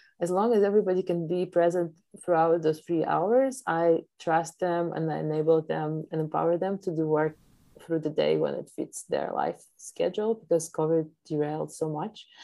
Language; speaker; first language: English; non-native, fluent; Polish